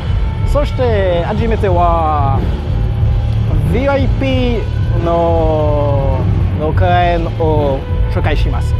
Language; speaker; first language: Japanese; non-native, learner; French